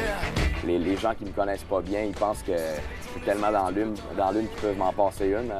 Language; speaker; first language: French; native; French